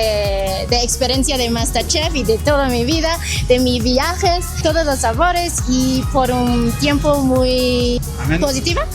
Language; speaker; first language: Spanish; non-native, learner; Chinese